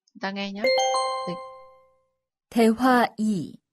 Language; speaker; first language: Korean; non-native, fluent; Vietnamese